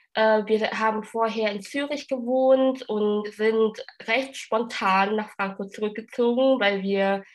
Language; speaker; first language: German; early bilingual, other home language; Vietnamese